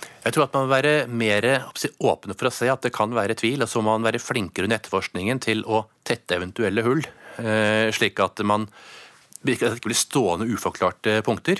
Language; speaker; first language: Norwegian; native; Norwegian